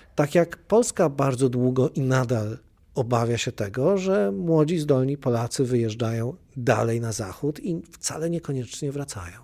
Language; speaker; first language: Polish; native; Polish